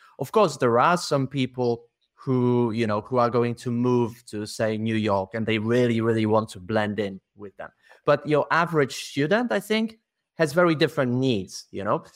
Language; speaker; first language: English; non-native, fluent; Polish